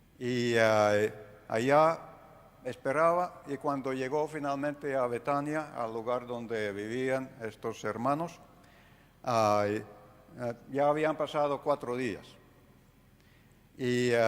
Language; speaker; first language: Spanish; non-native, fluent; Finnish